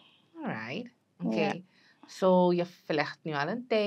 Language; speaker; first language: Dutch; native; Dutch